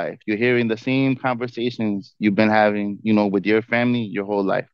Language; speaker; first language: English; native; English